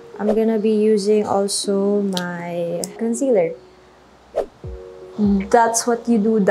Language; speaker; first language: English; non-native, local second language; Filipino